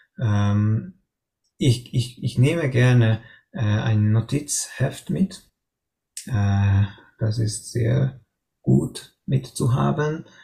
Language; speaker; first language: German; non-native, learner; Hungarian